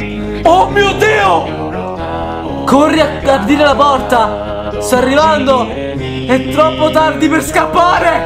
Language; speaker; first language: Italian; native; Italian